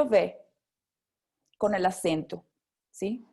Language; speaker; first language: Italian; non-native, fluent; Spanish